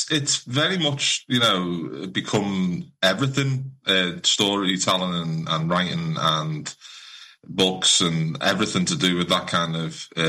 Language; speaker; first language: English; native; English